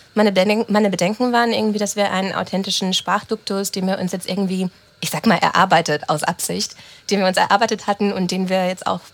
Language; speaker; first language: German; early bilingual, other home language; Romanian